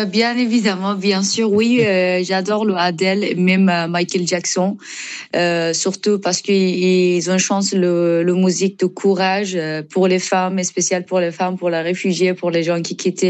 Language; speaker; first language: French; non-native, learner; Persian